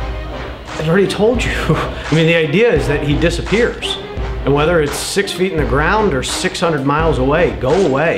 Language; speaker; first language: English; native; English